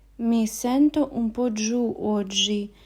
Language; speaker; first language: Italian; non-native, fluent; Ukrainian